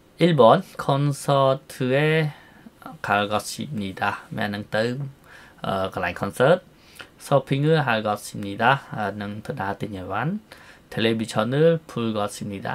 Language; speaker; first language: Korean; non-native, fluent; Khmer